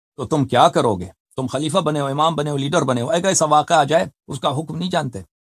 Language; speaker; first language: Urdu; non-native, fluent; Persian